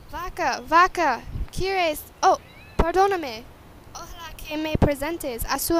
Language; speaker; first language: Spanish; non-native, learner; English